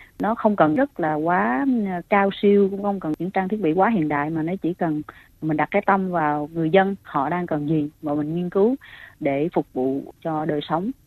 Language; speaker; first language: Vietnamese; native; Vietnamese